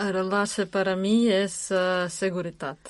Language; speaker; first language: Catalan; non-native, learner; Russian